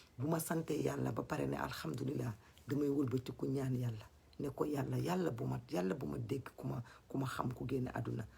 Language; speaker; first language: Wolof; non-native, local second language; Fula